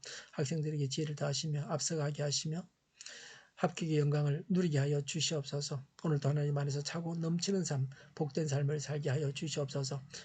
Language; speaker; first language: Korean; native; Korean